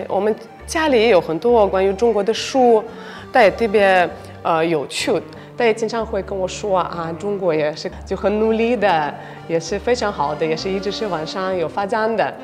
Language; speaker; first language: Chinese; non-native, fluent; Russian